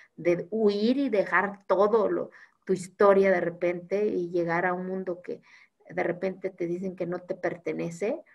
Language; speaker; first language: Spanish; non-native, local second language; Zapotec